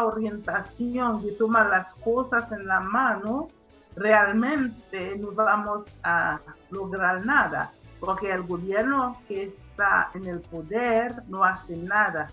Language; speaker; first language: Spanish; non-native, fluent; Haitian Creole